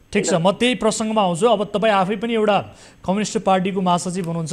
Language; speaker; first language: Nepali; native; Nepali